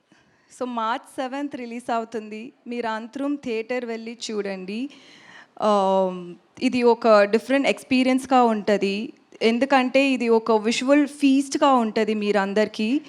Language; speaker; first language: Telugu; non-native, learner; Tamil